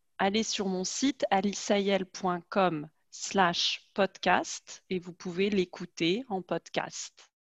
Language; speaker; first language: French; native; French